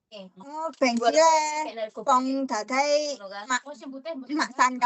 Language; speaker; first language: Cantonese; non-native, learner; Indonesian